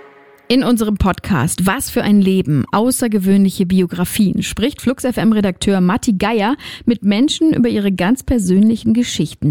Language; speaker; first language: German; native; German